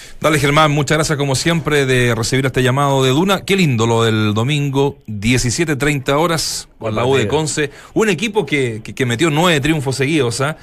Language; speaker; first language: Spanish; native; Spanish